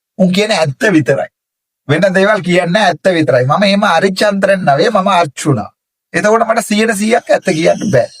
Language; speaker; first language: Sinhala; non-native, local second language; Tamil